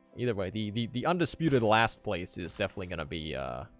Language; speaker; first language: English; native; English